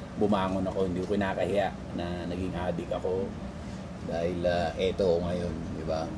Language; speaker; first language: Filipino; native; Filipino